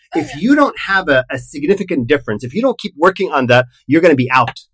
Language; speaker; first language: English; non-native, fluent; Arabic